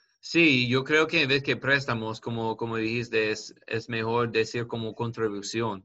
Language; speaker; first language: Spanish; non-native, learner; English